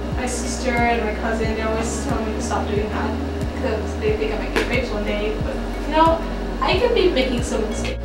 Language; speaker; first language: English; native; English